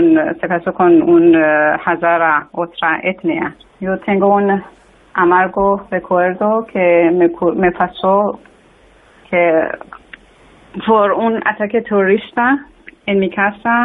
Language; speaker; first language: Spanish; non-native, learner; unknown